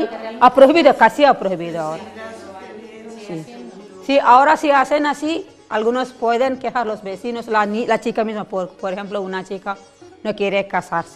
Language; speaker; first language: Spanish; non-native, learner; Telugu